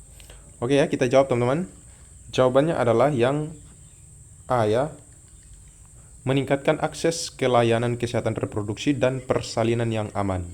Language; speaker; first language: Indonesian; native; Indonesian